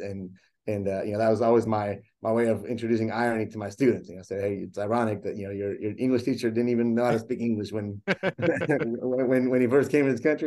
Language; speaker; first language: English; early bilingual, other home language; Spanish